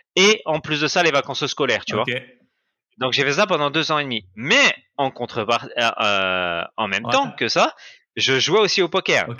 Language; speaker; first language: French; native; French